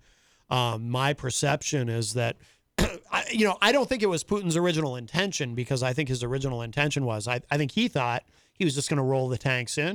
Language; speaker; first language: English; native; English